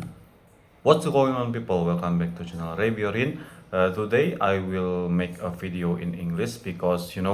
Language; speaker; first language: English; non-native, fluent; Indonesian